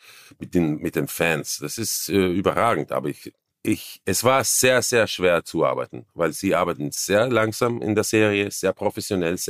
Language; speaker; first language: German; non-native, fluent; Croatian